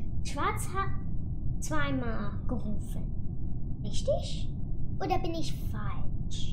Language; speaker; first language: German; non-native, learner; English